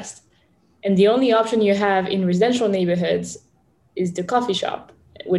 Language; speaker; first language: English; non-native, fluent; French